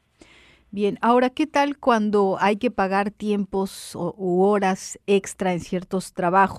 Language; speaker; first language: Spanish; native; Spanish